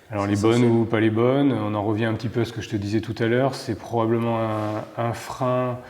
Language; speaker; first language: French; native; French